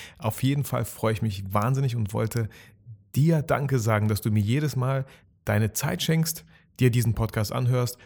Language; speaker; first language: German; early bilingual, other home language; Russian